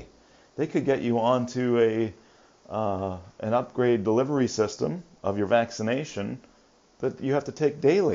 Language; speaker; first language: English; native; English